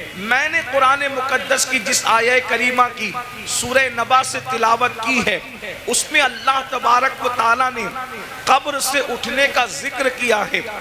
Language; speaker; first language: Urdu; native; Urdu